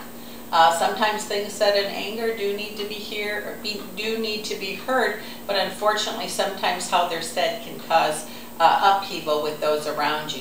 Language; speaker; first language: English; native; English